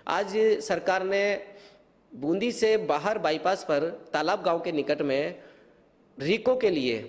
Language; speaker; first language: Hindi; native; Hindi